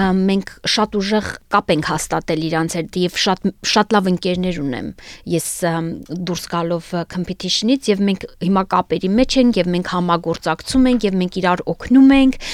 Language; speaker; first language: Armenian; native; Armenian